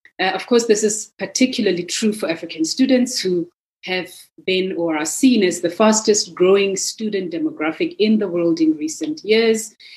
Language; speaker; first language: English; non-native, local second language; Zulu